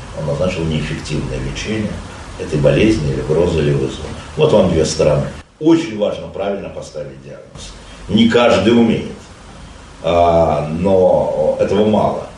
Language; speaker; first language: Russian; native; Russian